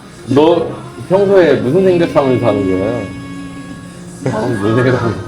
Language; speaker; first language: Korean; native; Korean